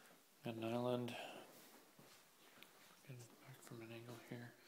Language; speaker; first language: English; native; English